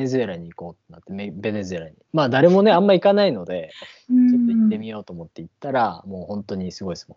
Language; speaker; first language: Japanese; native; Japanese